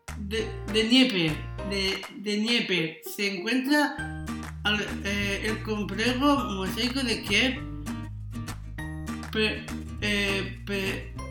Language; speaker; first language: Spanish; non-native, local second language; Catalan